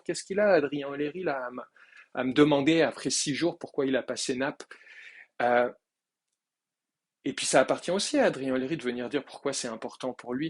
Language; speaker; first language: French; native; French